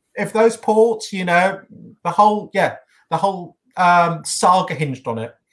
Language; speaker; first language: English; native; English